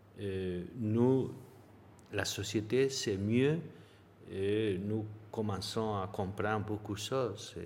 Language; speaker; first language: French; non-native, learner; Spanish